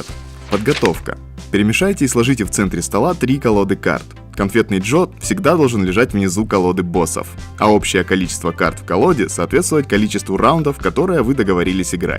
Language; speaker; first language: Russian; native; Russian